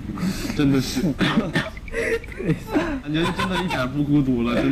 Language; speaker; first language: Chinese; native; Chinese